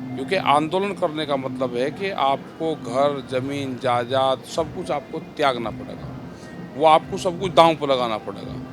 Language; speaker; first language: Hindi; native; Hindi